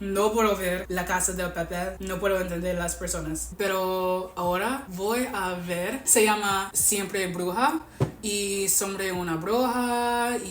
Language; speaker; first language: Spanish; non-native, learner; English